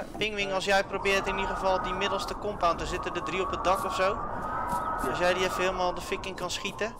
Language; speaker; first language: Dutch; native; Dutch